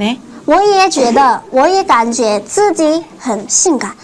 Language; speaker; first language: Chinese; non-native, learner; Korean